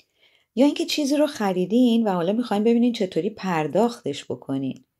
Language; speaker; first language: Persian; native; Persian